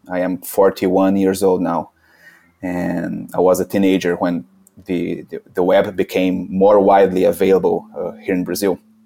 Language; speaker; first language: English; non-native, fluent; Portuguese